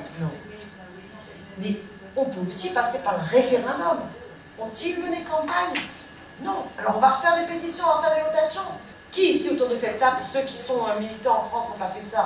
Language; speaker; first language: French; native; French